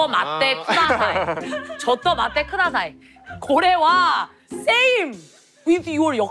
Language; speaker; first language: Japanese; non-native, learner; Korean